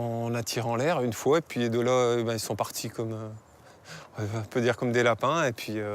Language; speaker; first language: French; native; French